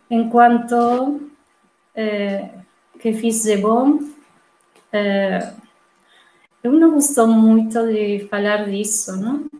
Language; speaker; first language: Portuguese; non-native, fluent; Spanish